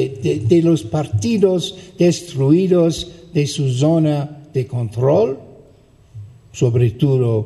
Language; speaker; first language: Spanish; non-native, fluent; English